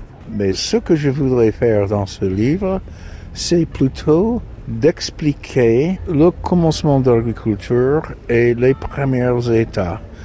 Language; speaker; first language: French; non-native, fluent; English